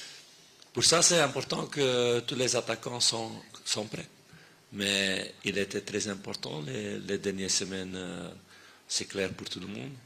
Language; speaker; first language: French; non-native, fluent; Dutch